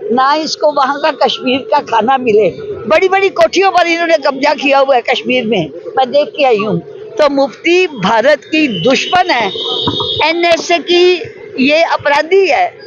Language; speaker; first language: Hindi; non-native, local second language; Punjabi